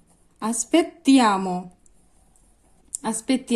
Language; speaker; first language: Italian; non-native, fluent; Bangla